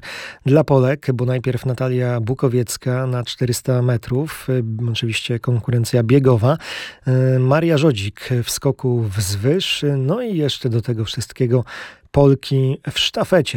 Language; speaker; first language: Polish; native; Polish